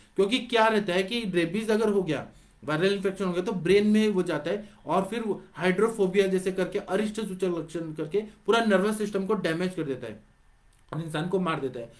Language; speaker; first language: Hindi; non-native, local second language; Marathi